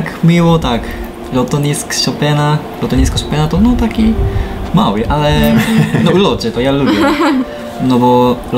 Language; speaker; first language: Polish; non-native, learner; Japanese